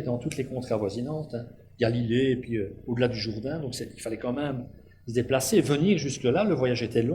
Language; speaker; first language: French; native; French